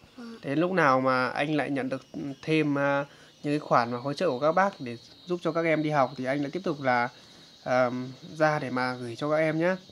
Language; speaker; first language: Vietnamese; native; Vietnamese